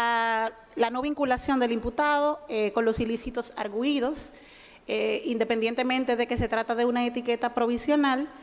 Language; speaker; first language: Spanish; native; Spanish